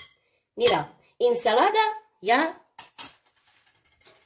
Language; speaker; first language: Spanish; non-native, learner; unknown